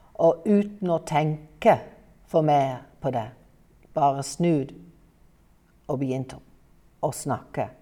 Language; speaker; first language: Norwegian; non-native, fluent; English